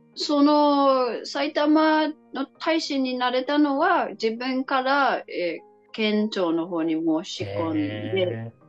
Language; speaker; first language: Japanese; non-native, fluent; English